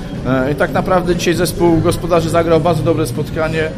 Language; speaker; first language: Polish; native; Polish